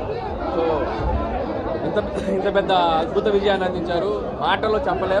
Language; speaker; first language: Telugu; native; Telugu